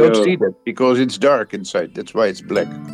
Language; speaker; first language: English; non-native, fluent; Dutch